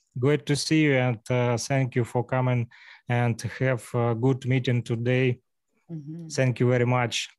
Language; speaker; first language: English; non-native, learner; Russian